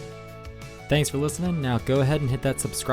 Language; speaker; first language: English; native; English